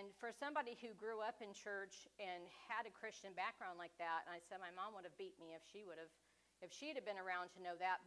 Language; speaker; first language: English; native; English